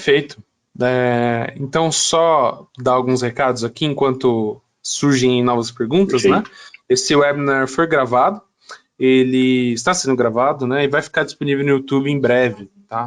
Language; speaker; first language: Portuguese; native; Portuguese